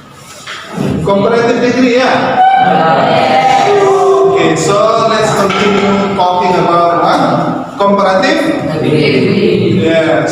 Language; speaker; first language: English; non-native, learner; Indonesian